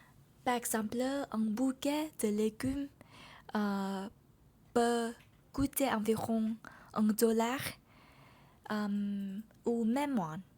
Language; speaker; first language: French; non-native, learner; Vietnamese